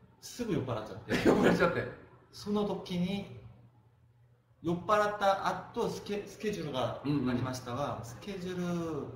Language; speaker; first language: Japanese; non-native, fluent; Korean